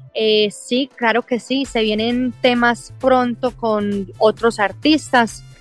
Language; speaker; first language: Spanish; early bilingual, heritage; English